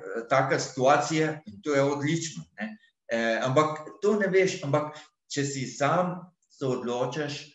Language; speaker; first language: Slovenian; non-native, fluent; Arabic